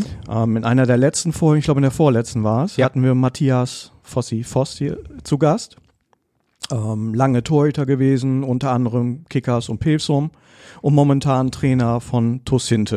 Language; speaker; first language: German; native; German